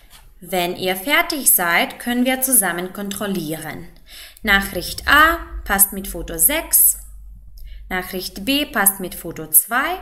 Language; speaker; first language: German; non-native, fluent; Macedonian